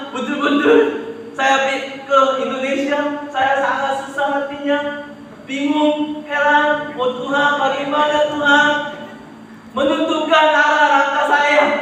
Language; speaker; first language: Indonesian; non-native, fluent; Korean